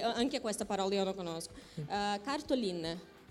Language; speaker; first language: Italian; non-native, learner; Portuguese